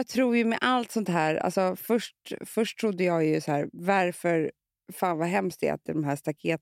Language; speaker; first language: Swedish; native; Swedish